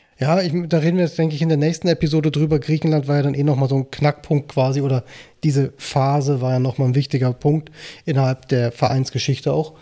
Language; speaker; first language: German; native; German